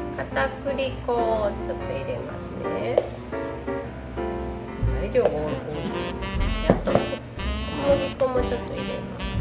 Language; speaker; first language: Japanese; native; Japanese